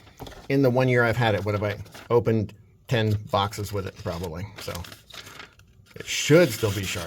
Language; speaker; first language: English; native; English